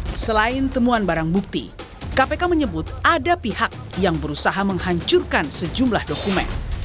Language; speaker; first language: Indonesian; native; Indonesian